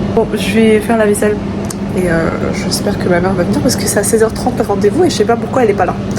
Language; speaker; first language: French; early bilingual, other home language; Vietnamese